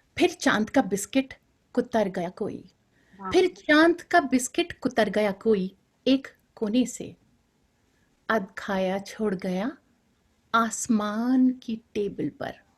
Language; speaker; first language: Hindi; non-native, local second language; Bangla